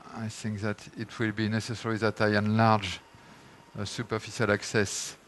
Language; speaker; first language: English; non-native, fluent; French